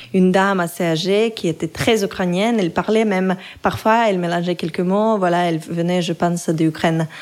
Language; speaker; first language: French; non-native, fluent; Russian